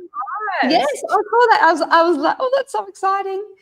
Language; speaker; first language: English; native; English